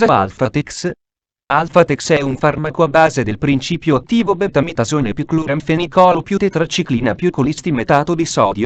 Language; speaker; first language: Italian; native; Italian